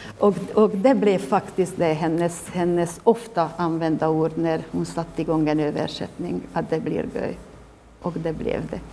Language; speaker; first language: Swedish; non-native, fluent; Hungarian